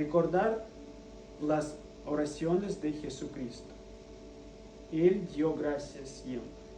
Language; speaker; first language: Spanish; non-native, fluent; Russian